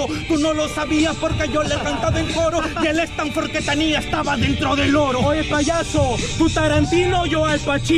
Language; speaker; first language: Spanish; native; Spanish